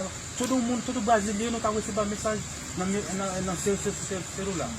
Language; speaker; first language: Portuguese; non-native, learner; Haitian Creole